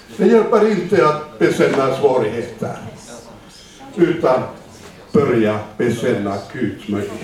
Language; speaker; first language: Swedish; non-native, fluent; Finnish